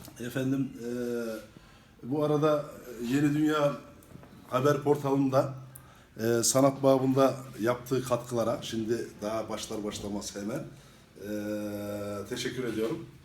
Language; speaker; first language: Turkish; native; Turkish